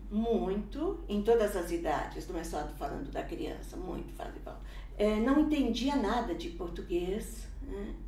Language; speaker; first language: Portuguese; early bilingual, other home language; Italian